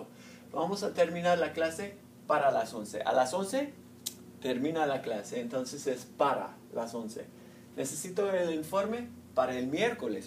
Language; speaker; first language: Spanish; non-native, fluent; English